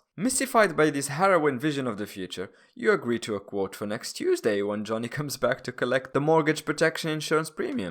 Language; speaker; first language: English; non-native, fluent; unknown